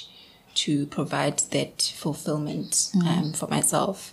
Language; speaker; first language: English; non-native, local second language; Zulu